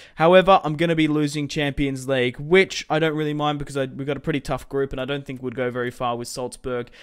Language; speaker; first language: English; native; English